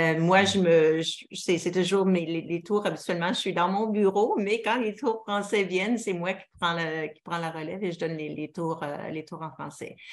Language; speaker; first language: French; native; French